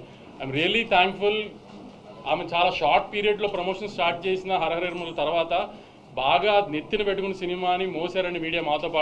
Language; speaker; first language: Telugu; native; Telugu